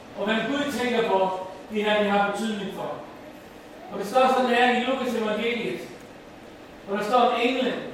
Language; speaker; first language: Danish; non-native, local second language; Faroese